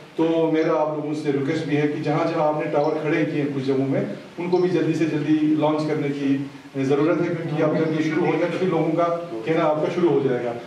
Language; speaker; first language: Hindi; non-native, local second language; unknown